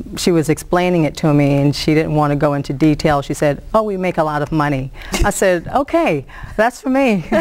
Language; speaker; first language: English; native; English